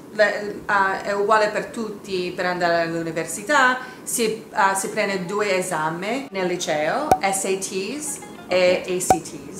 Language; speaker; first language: Italian; early bilingual, heritage; Italian